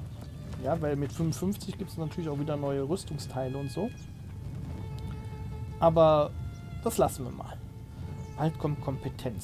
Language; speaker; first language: German; native; German